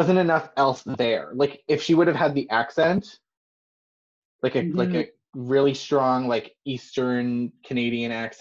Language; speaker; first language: English; non-native, fluent; French